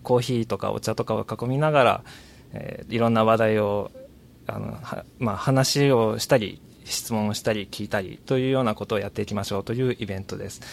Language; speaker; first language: Japanese; native; Japanese